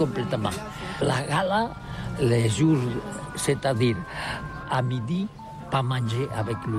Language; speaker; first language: French; non-native, learner; Catalan